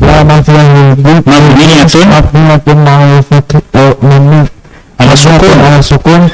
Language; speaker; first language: Arabic; non-native, learner; Indonesian